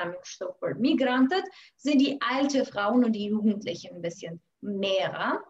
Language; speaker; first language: German; non-native, fluent; Albanian